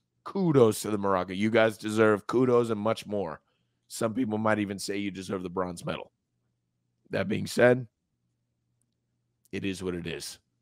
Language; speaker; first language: English; early bilingual, other home language; Spanish